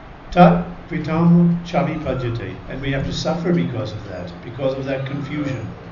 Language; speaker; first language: English; native; English